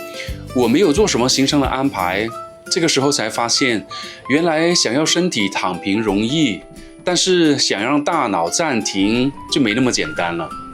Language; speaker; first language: Chinese; native; Chinese